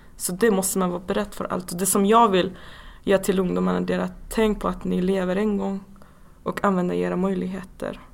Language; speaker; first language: Swedish; non-native, fluent; Persian